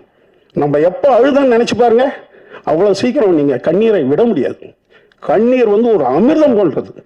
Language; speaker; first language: Tamil; native; Tamil